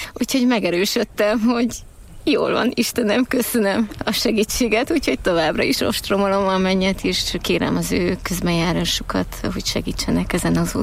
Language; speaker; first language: Hungarian; native; Hungarian